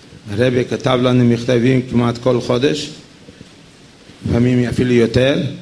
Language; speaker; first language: Hebrew; non-native, fluent; Yiddish